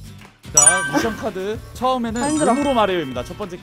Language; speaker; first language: Korean; native; Korean